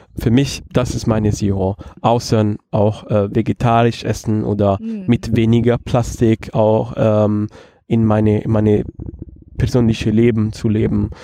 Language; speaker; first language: German; non-native, fluent; Italian